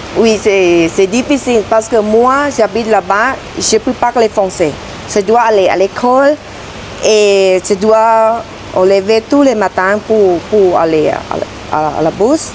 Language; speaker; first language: French; non-native, learner; Thai